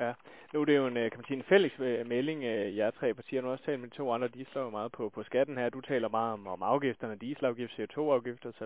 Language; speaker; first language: Danish; native; Danish